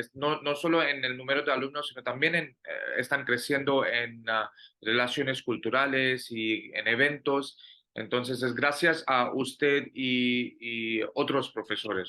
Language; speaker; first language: Spanish; non-native, fluent; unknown